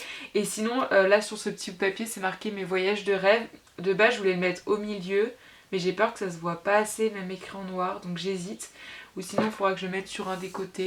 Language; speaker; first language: French; native; French